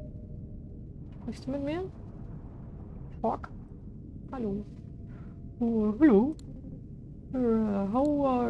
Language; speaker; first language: German; native; German